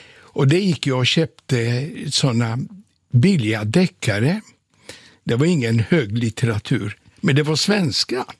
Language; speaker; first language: Swedish; non-native, fluent; Polish